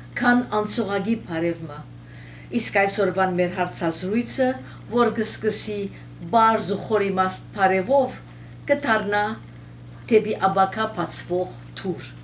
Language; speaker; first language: Armenian; early bilingual, heritage; Armenian